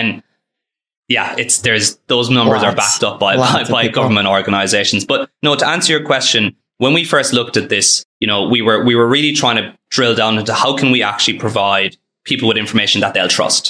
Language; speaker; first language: English; native; English